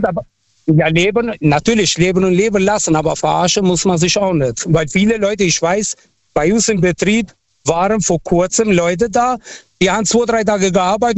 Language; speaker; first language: German; non-native, fluent; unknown